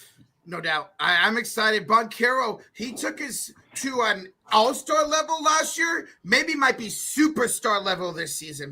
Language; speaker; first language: English; native; English